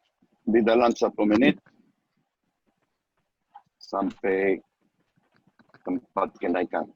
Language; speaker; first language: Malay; non-native, learner; Hebrew